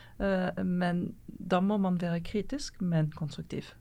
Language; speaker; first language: Norwegian; non-native, fluent; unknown